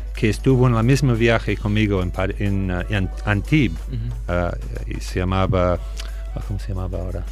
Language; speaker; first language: Spanish; non-native, fluent; English